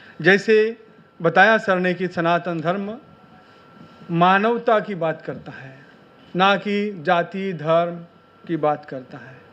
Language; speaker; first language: Hindi; non-native, local second language; Marathi